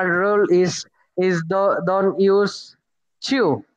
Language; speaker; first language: English; non-native, learner; Spanish